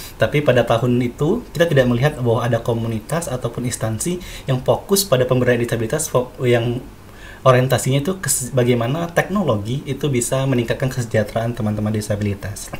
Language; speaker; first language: Indonesian; native; Indonesian